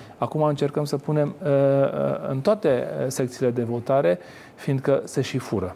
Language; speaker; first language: Romanian; non-native, local second language; Hungarian